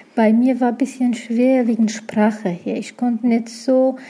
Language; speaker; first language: German; non-native, learner; Arabic